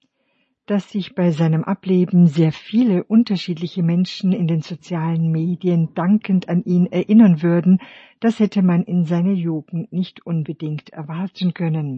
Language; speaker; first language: German; native; German